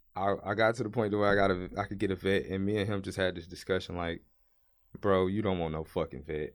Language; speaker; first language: English; native; English